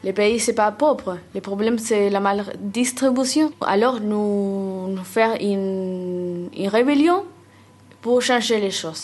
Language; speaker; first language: French; non-native, learner; Spanish